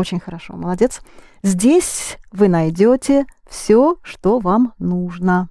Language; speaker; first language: Russian; non-native, fluent; English